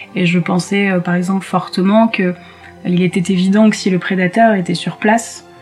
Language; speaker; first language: French; native; French